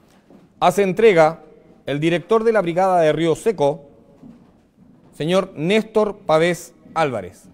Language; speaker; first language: Spanish; native; Spanish